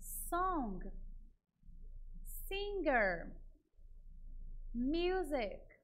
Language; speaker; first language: English; non-native, fluent; Portuguese